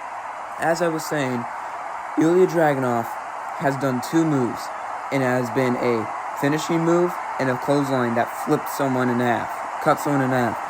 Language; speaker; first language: English; native; English